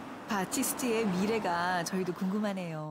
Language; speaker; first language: Korean; native; Korean